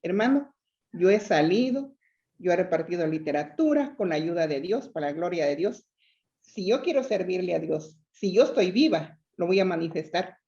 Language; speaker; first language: Spanish; native; Spanish